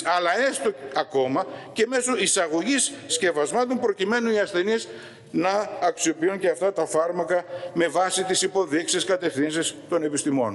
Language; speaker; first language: Greek; native; Greek